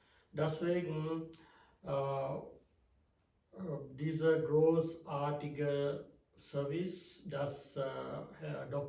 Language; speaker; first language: German; non-native, fluent; Sinhala